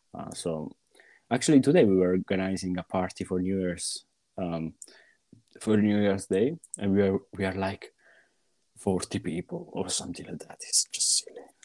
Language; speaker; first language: English; non-native, fluent; Italian